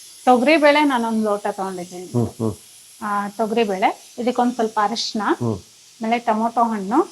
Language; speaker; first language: Kannada; native; Kannada